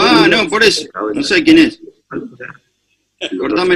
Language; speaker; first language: Spanish; native; Spanish